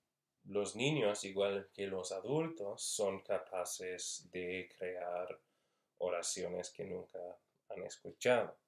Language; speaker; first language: Spanish; non-native, fluent; English